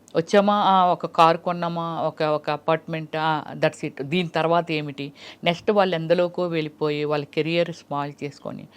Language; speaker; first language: Telugu; native; Telugu